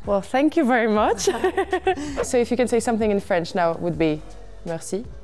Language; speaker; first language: English; non-native, fluent; French